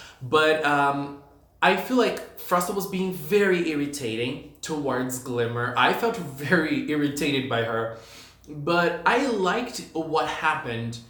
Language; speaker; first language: English; non-native, fluent; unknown